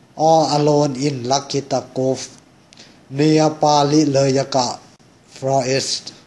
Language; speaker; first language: English; non-native, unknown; Thai